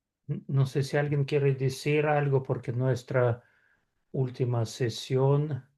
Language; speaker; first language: Spanish; non-native, fluent; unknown